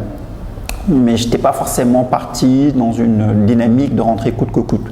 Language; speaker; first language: French; non-native, local second language; Wolof